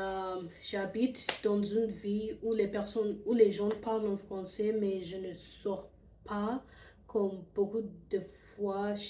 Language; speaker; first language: French; non-native, learner; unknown